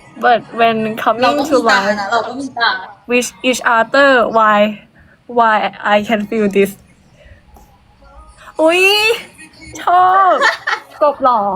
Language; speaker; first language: English; non-native, learner; Thai